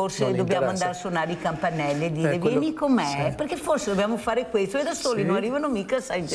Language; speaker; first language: Italian; native; Italian